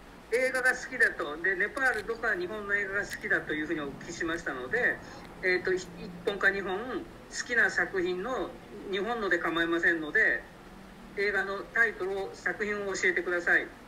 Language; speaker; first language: Japanese; native; Japanese